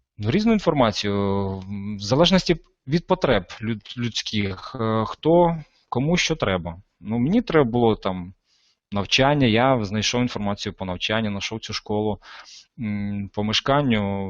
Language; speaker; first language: Ukrainian; non-native, local second language; Russian